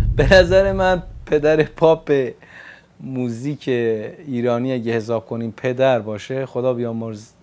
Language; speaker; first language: Persian; non-native, local second language; Kurdish